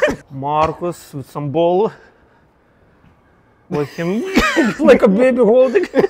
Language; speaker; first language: English; non-native, learner; Lithuanian